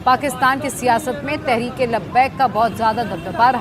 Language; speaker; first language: Hindi; native; Hindi